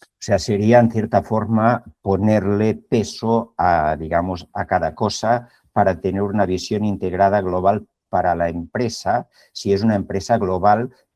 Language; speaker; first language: Spanish; native; Spanish